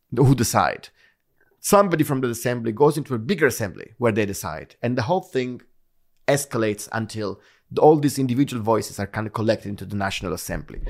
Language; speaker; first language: English; non-native, fluent; Italian